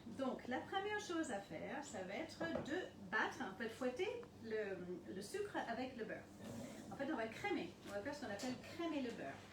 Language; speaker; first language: French; non-native, fluent; English